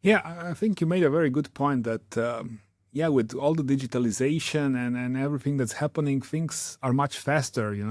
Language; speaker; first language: English; non-native, fluent; Slovenian